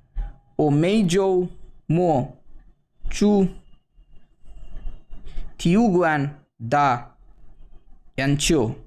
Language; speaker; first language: Chinese; non-native, learner; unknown